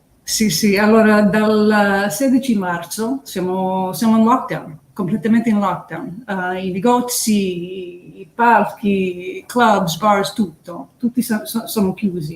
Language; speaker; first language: Italian; early bilingual, heritage; English